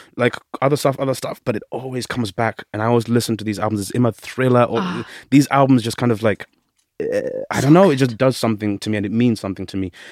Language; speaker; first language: English; early bilingual, other home language; Shona